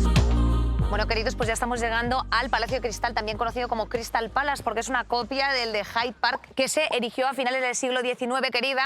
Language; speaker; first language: Spanish; native; Spanish